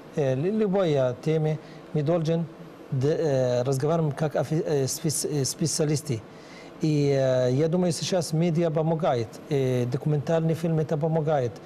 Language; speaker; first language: Russian; non-native, learner; Arabic